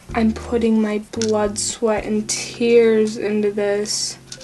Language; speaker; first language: English; native; English